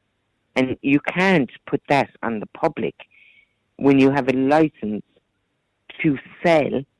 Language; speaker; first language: English; native; English